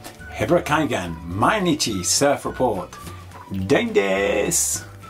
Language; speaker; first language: Japanese; non-native, learner; English